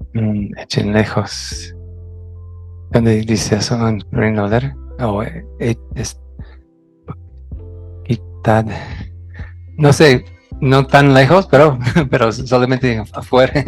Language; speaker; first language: Spanish; non-native, fluent; English